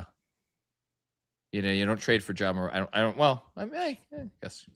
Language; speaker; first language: English; native; English